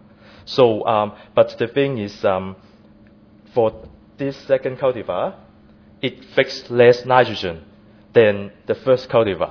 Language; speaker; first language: English; non-native, fluent; Chinese